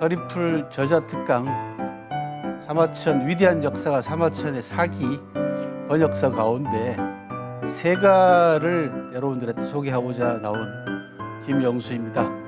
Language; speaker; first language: Korean; native; Korean